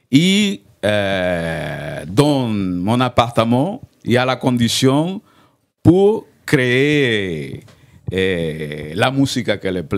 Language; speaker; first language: French; non-native, learner; Spanish